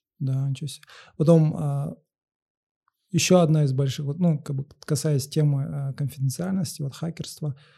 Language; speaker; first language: Russian; native; Russian